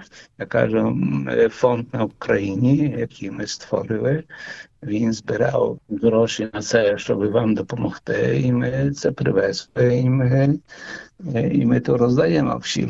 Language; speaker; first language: Ukrainian; early bilingual, heritage; Ukrainian